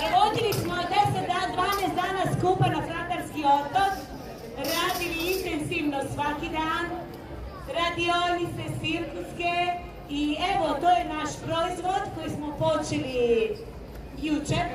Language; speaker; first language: Croatian; native; Croatian